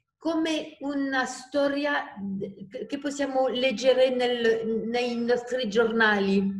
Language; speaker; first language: Italian; non-native, fluent; French